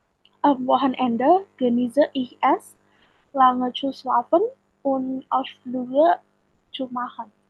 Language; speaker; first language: German; non-native, learner; Indonesian